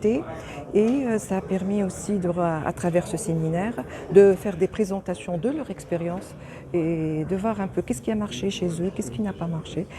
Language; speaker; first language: French; non-native, local second language; Arabic